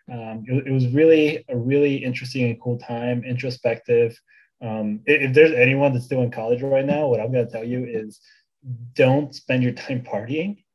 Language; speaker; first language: English; early bilingual, other home language; Bulgarian